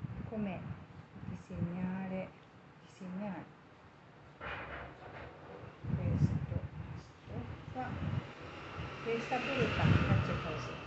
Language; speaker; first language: Italian; non-native, learner; Japanese